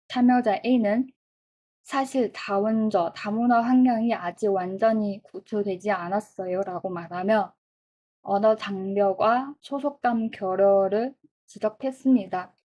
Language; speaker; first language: Korean; non-native, fluent; Chinese